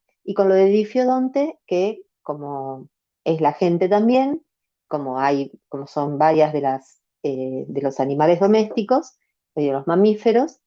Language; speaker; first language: Spanish; native; Spanish